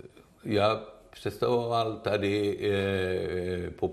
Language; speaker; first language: Czech; non-native, learner; Swedish